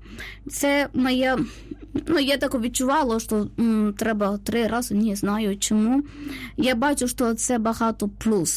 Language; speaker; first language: Ukrainian; non-native, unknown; Malayalam